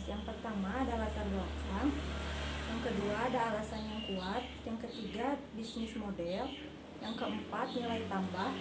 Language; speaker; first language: Indonesian; native; Indonesian